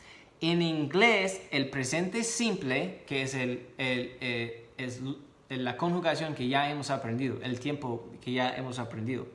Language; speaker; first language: Spanish; non-native, fluent; English